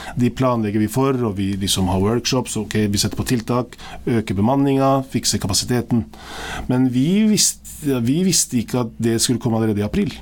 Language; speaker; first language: Norwegian; early bilingual, other home language; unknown